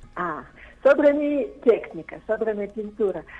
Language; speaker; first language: Spanish; non-native, fluent; Russian